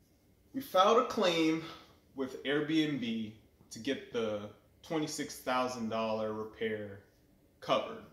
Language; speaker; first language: English; native; English